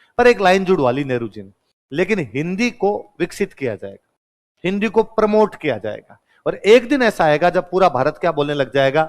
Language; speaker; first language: Hindi; non-native, local second language; Marwari